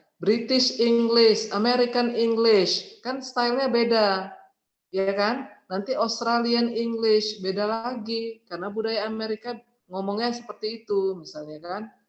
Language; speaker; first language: Indonesian; native; Indonesian